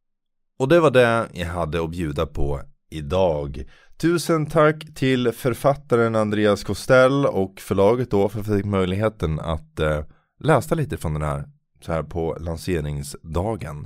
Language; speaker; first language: Swedish; native; Swedish